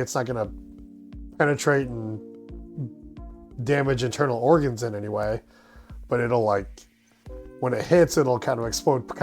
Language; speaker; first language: English; native; English